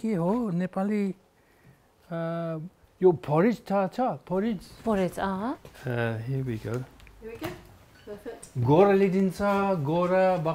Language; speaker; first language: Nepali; non-native, learner; English